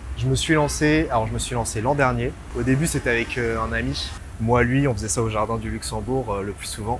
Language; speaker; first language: French; native; French